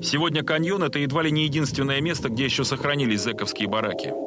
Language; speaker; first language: Russian; native; Russian